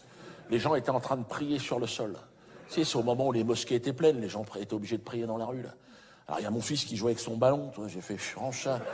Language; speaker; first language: French; native; French